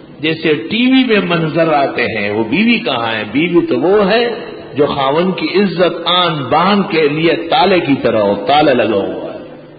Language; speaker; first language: Urdu; non-native, local second language; Pashto